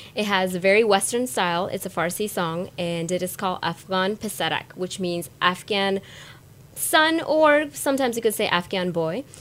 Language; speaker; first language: English; early bilingual, other home language; Persian